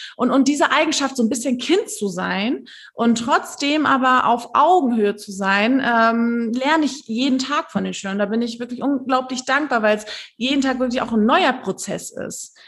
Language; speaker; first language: German; early bilingual, other home language; Turkish